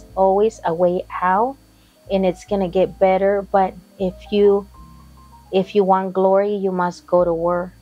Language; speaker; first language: English; non-native, fluent; Spanish